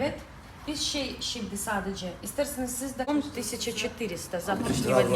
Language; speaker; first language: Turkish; non-native, fluent; Russian